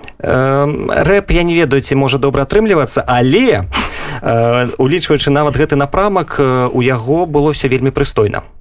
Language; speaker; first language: Belarusian; non-native, local second language; Russian